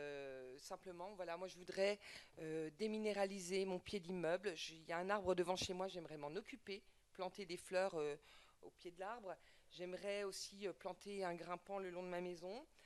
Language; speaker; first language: French; native; French